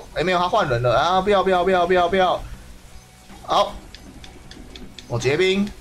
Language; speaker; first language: Chinese; native; Chinese